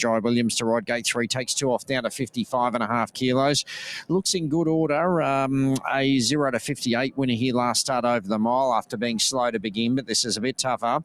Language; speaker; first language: English; native; English